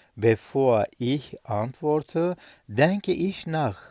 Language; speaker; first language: German; non-native, fluent; Turkish